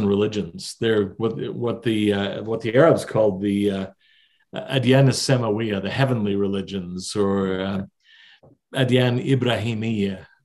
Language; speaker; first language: English; native; English